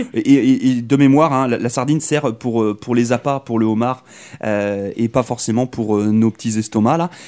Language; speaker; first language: French; native; French